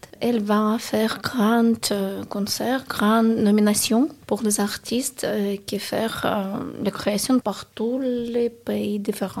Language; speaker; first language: French; non-native, learner; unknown